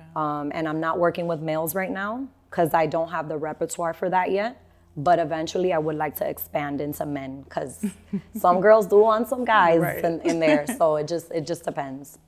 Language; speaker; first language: English; native; English